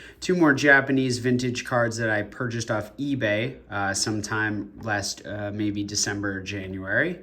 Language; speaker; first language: English; native; English